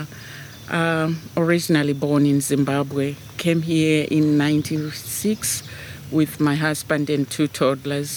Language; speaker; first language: English; non-native, local second language; Shona